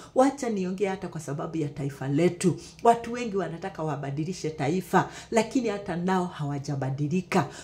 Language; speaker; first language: Swahili; non-native, local second language; Kikuyu